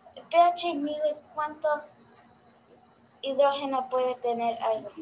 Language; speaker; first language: Spanish; early bilingual, heritage; Spanish